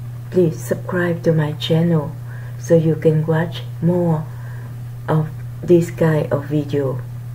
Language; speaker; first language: English; non-native, fluent; Vietnamese